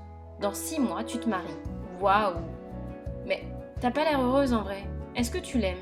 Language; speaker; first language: French; native; French